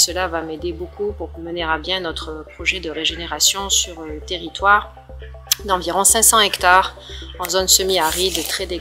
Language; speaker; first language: French; non-native, local second language; Malagasy